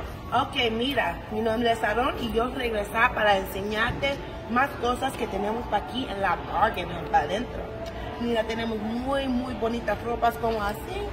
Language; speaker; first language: Spanish; early bilingual, heritage; English